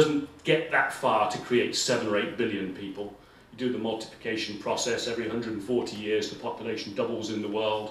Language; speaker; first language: English; native; English